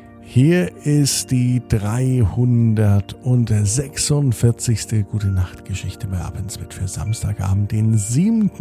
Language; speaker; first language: German; native; German